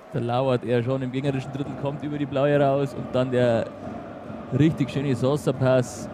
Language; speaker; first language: German; native; German